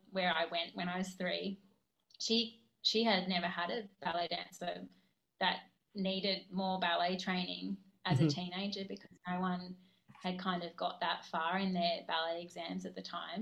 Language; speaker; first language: English; native; English